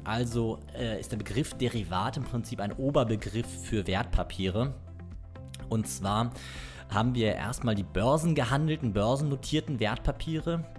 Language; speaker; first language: German; native; German